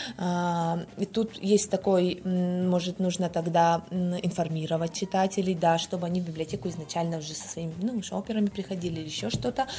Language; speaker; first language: Russian; non-native, local second language; Yakut